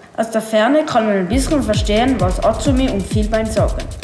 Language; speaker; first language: German; native; German